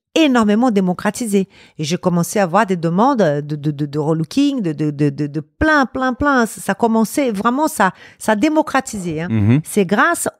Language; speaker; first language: French; non-native, fluent; Portuguese